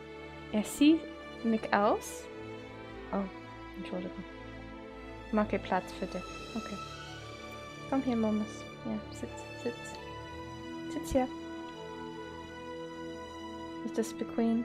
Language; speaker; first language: German; non-native, learner; English